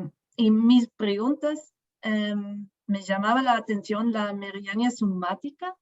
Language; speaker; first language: Spanish; non-native, fluent; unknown